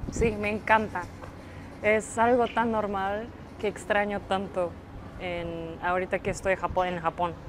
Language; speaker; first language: Spanish; non-native, fluent; Japanese